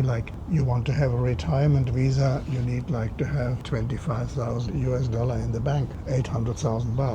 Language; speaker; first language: English; non-native, fluent; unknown